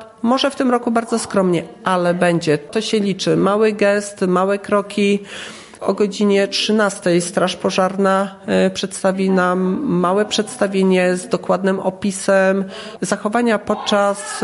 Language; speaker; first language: Polish; native; Polish